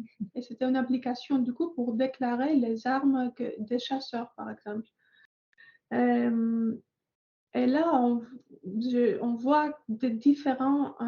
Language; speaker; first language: French; non-native, fluent; Greek